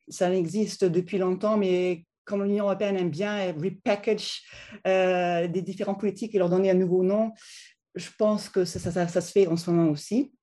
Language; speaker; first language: French; non-native, fluent; German